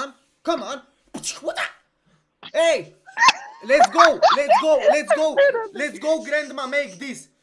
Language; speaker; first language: English; non-native, learner; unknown